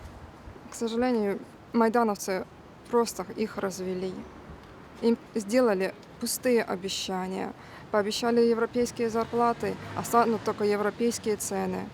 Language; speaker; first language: Russian; native; Russian